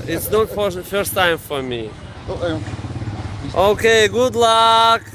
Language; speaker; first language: English; non-native, learner; Russian